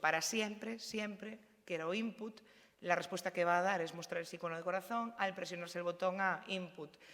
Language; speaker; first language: Spanish; non-native, local second language; Galician